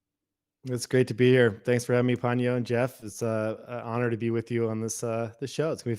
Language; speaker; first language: English; native; English